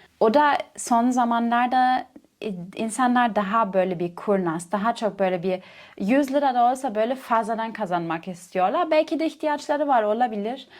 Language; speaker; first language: Turkish; non-native, fluent; German